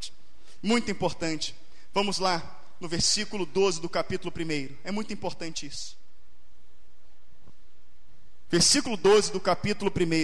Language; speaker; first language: Portuguese; native; Portuguese